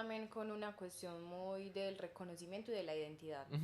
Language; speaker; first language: Spanish; native; Spanish